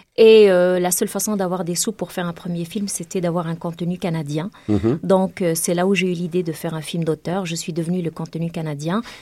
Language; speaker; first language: French; non-native, local second language; Kabyle